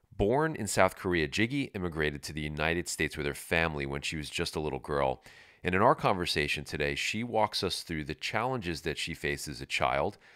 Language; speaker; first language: English; native; English